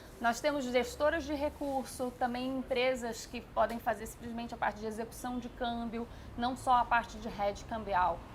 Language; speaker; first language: Portuguese; native; Portuguese